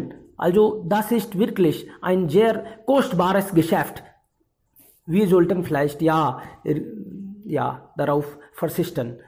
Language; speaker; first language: German; non-native, fluent; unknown